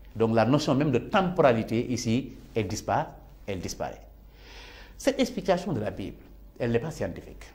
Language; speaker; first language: French; non-native, local second language; Serer